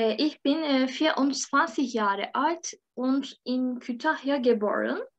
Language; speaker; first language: German; non-native, learner; Turkish